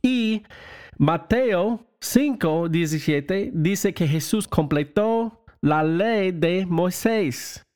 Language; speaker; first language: Spanish; non-native, learner; English